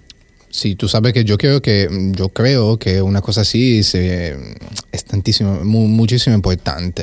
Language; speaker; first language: Spanish; non-native, fluent; Italian